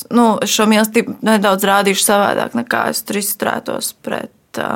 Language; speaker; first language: Latvian; native; Latvian